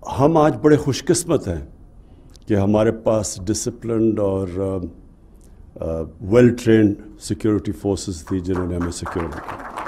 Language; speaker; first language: Urdu; native; Urdu